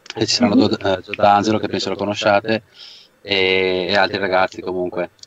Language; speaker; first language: Italian; native; Italian